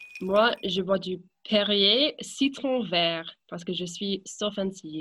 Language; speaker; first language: French; non-native, fluent; English